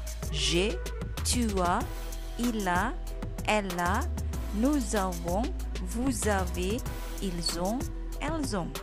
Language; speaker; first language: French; non-native, learner; Indonesian